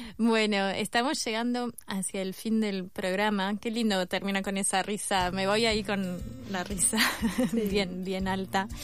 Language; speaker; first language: Spanish; native; Spanish